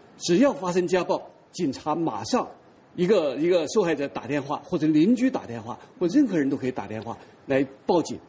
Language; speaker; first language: Chinese; native; Chinese